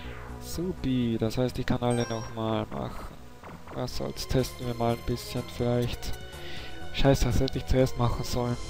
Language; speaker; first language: German; native; German